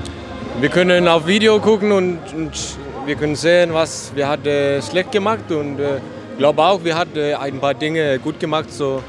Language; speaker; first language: German; non-native, learner; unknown